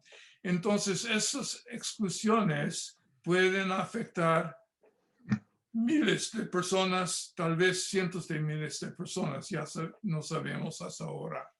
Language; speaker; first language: Spanish; non-native, fluent; English